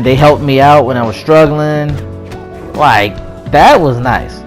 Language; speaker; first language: English; native; English